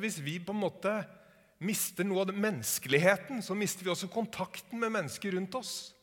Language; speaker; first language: Norwegian; native; Norwegian